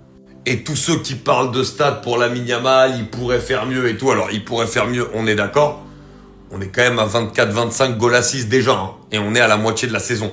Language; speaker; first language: French; native; French